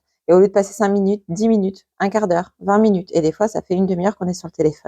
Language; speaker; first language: French; native; French